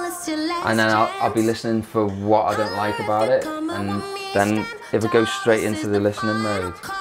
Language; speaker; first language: English; native; English